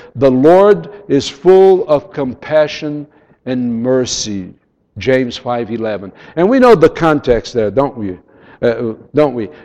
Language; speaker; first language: English; non-native, fluent; Portuguese